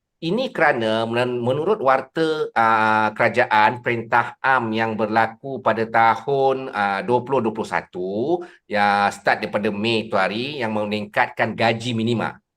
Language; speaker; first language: Malay; native; Malay